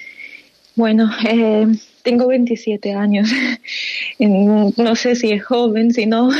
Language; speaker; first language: Spanish; non-native, fluent; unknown